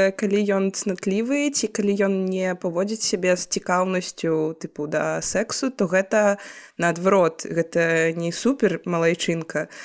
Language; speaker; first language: Belarusian; non-native, local second language; Russian